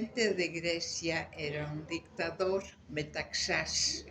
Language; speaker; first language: Spanish; native; Spanish